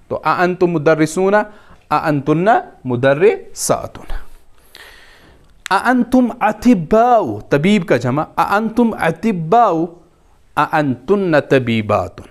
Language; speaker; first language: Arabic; non-native, fluent; Urdu